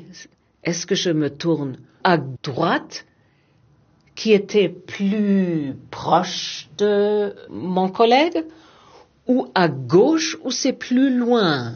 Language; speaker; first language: French; non-native, fluent; German